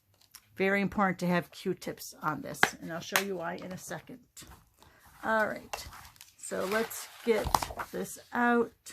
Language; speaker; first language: English; native; English